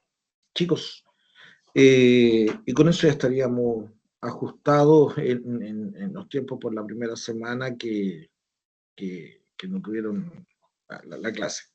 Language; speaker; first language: Spanish; native; Spanish